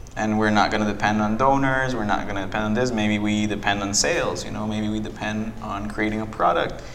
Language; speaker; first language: English; non-native, fluent; Spanish